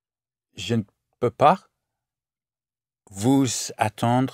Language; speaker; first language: French; non-native, learner; English